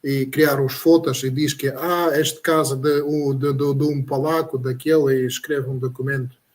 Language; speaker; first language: Portuguese; non-native, learner; Russian